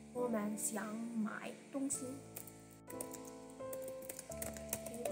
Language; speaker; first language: Chinese; non-native, learner; English